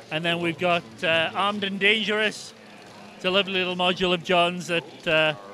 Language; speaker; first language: English; native; English